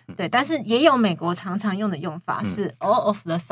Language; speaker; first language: Chinese; native; Chinese